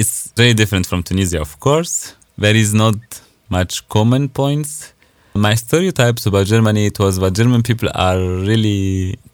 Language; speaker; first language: English; non-native, fluent; Arabic